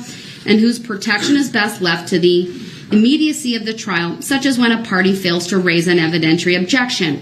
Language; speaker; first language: English; native; English